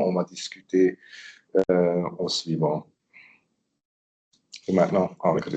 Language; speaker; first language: French; non-native, local second language; German